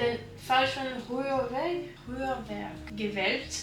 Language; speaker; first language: German; non-native, learner; French